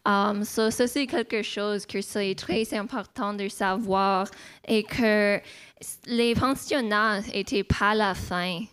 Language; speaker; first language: French; non-native, local second language; English